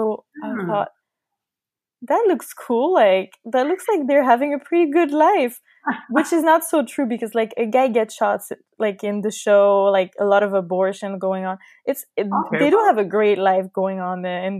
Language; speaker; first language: English; non-native, fluent; French